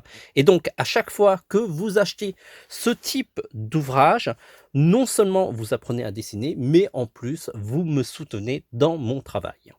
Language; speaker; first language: French; native; French